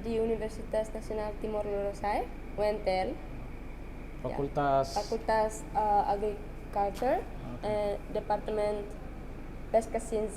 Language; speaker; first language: Indonesian; non-native, learner; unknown